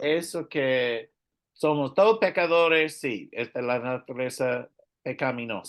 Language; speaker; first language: Spanish; non-native, learner; English